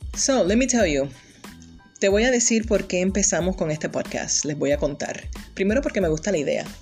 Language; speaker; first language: Spanish; early bilingual, heritage; Spanish